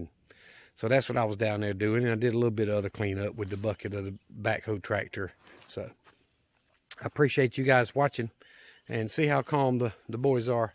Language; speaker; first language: English; native; English